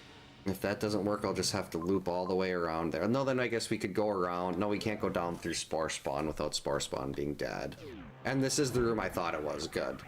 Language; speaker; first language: English; native; English